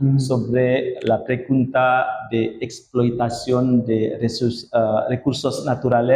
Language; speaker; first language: Spanish; non-native, learner; Indonesian